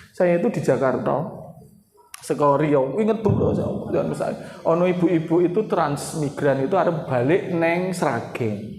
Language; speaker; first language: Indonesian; non-native, local second language; Javanese